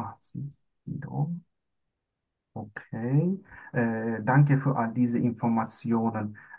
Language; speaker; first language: German; non-native, learner; Turkish